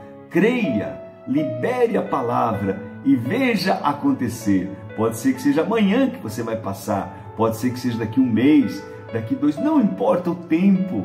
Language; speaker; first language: Portuguese; native; Portuguese